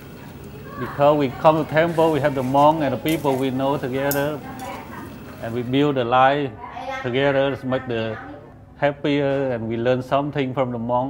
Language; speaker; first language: English; non-native, learner; Khmer